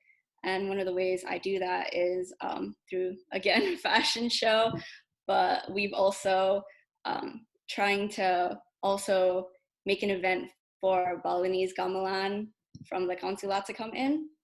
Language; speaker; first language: English; early bilingual, other home language; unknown